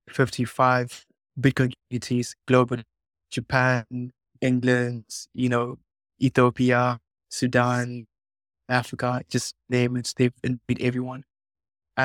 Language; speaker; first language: English; non-native, local second language; Shona